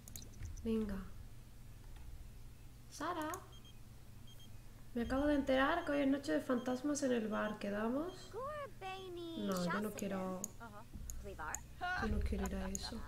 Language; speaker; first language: Spanish; native; Spanish